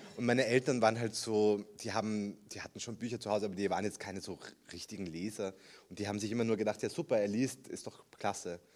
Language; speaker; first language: German; early bilingual, other home language; Spanish